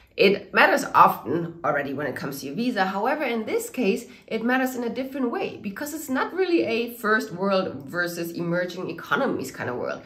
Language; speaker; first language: English; non-native, fluent; German